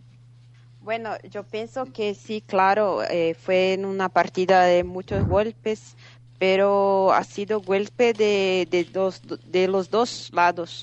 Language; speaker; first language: Spanish; non-native, fluent; Portuguese